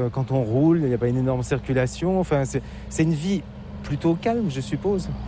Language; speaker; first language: French; native; French